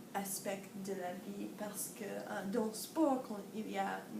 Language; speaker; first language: French; non-native, learner; English